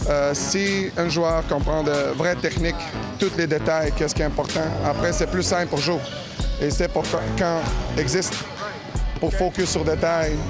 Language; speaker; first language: French; non-native, learner; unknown